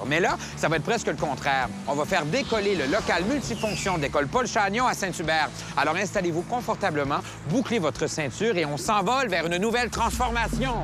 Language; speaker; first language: French; native; French